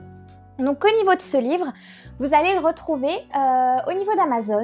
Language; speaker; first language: French; native; French